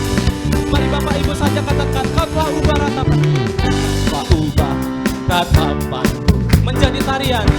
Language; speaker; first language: Indonesian; native; Indonesian